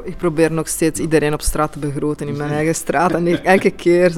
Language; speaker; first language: Dutch; non-native, fluent; Italian